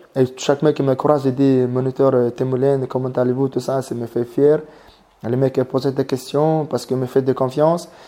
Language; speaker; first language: French; non-native, learner; Mongolian